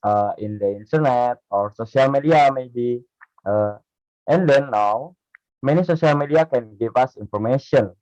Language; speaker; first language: English; non-native, learner; Indonesian